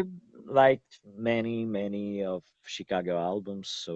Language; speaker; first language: English; non-native, learner; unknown